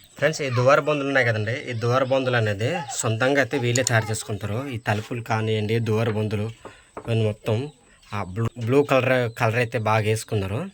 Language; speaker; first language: Telugu; native; Telugu